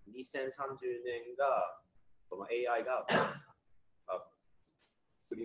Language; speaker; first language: Japanese; non-native, learner; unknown